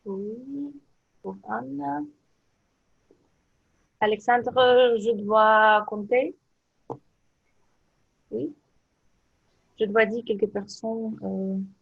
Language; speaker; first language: French; non-native, learner; Russian